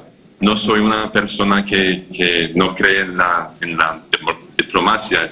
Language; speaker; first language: Spanish; non-native, fluent; English